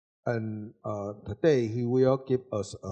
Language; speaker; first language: English; non-native, learner; Chinese